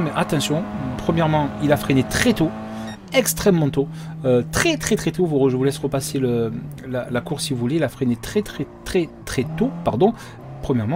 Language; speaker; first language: French; native; French